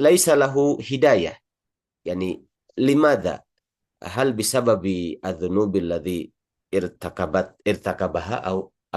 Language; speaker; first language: Arabic; non-native, learner; Indonesian